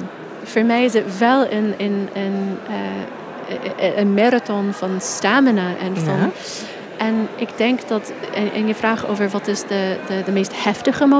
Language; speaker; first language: Dutch; non-native, fluent; English